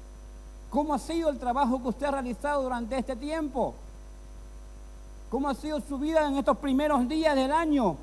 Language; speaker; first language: Spanish; native; Spanish